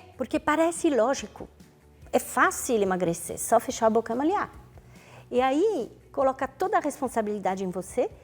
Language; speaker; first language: Portuguese; non-native, fluent; French